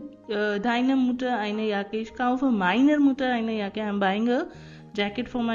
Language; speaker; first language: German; non-native, fluent; Hindi